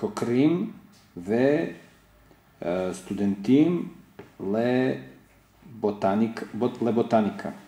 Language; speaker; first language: Hebrew; non-native, learner; Serbian